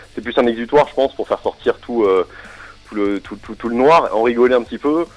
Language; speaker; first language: French; native; French